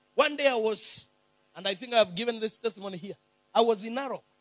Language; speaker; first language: English; non-native, local second language; Swahili